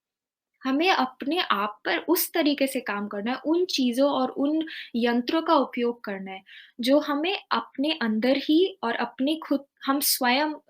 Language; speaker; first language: Hindi; native; Hindi